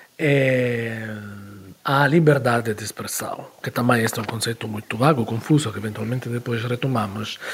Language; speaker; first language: Portuguese; non-native, fluent; Italian